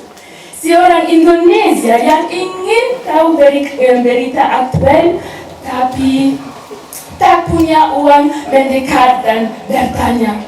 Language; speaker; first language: Indonesian; non-native, learner; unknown